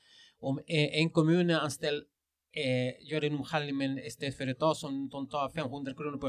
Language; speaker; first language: Swedish; non-native, fluent; Spanish